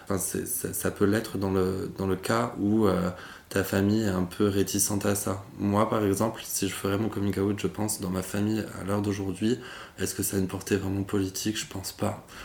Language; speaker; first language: French; native; French